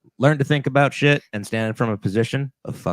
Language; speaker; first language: English; native; English